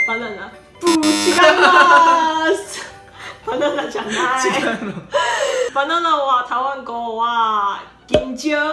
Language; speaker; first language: Japanese; non-native, learner; Chinese